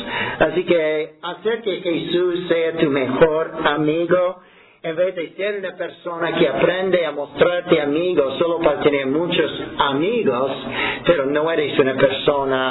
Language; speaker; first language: Spanish; non-native, fluent; English